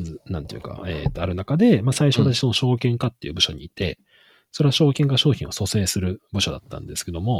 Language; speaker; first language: Japanese; native; Japanese